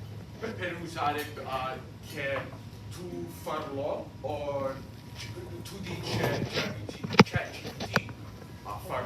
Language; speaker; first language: Italian; non-native, learner; English